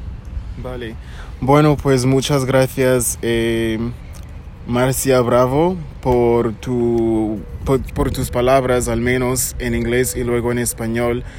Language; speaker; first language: Spanish; non-native, fluent; English